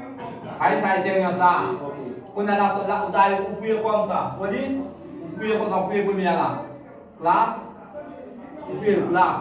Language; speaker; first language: French; non-native, local second language; Haitian Creole